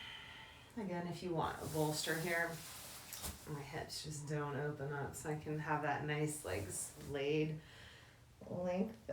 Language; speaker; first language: English; native; English